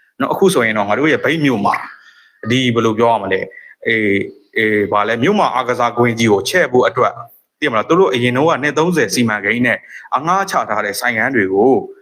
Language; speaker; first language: Burmese; native; Burmese